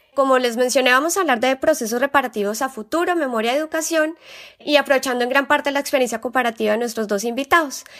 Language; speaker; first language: Spanish; native; Spanish